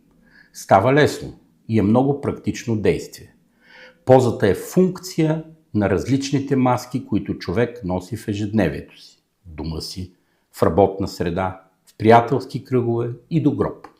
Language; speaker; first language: Bulgarian; native; Bulgarian